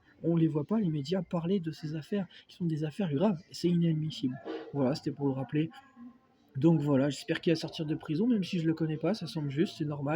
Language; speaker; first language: French; native; French